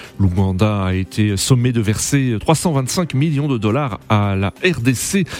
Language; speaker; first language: French; native; French